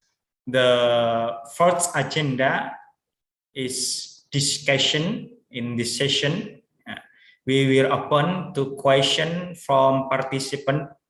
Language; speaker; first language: English; non-native, learner; Indonesian